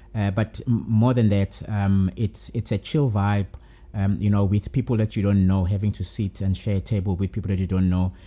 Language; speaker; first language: English; non-native, local second language; Zulu